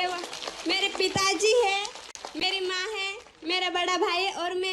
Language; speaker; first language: Hindi; non-native, local second language; Marathi